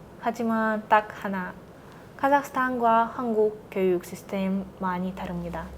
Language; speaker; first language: Korean; non-native, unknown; Russian